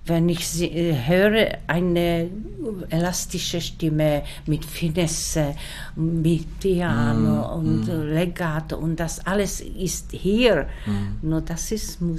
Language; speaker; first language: German; non-native, learner; Czech